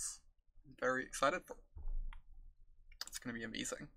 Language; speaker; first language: English; native; English